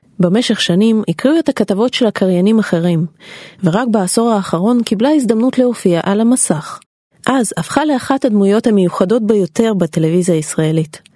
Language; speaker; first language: Hebrew; non-native, fluent; Russian